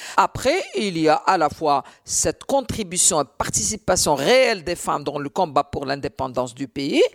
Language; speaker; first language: French; non-native, local second language; Arabic